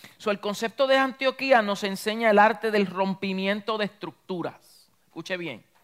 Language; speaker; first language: Spanish; early bilingual, heritage; Spanish